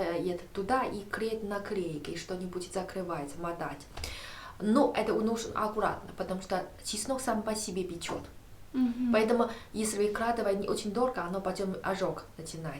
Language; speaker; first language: Russian; non-native, learner; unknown